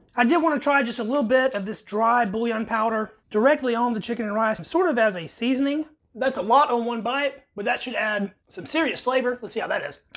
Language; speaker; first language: English; native; English